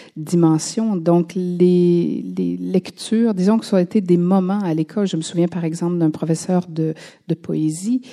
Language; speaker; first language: French; native; French